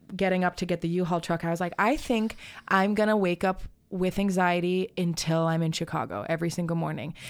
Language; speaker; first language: English; native; English